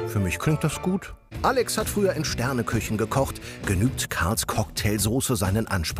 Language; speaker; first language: German; native; German